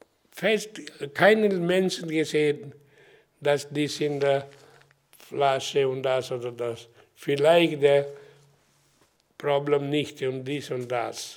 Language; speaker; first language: German; non-native, learner; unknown